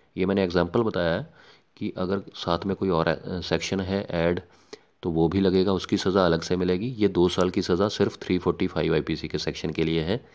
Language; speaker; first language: Hindi; non-native, local second language; Punjabi